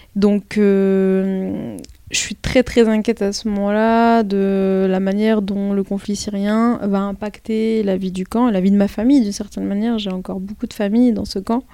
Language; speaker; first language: French; early bilingual, other home language; Arabic